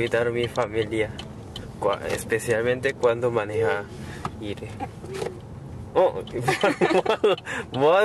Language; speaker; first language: Spanish; non-native, learner; Korean